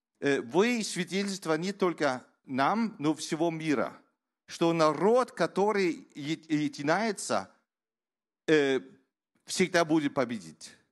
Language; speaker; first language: Russian; non-native, learner; Danish